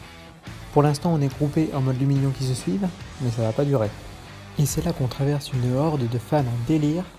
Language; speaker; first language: French; native; French